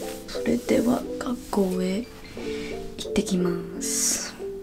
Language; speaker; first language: Japanese; early bilingual, heritage; Japanese